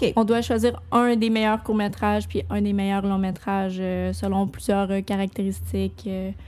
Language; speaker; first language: French; native; French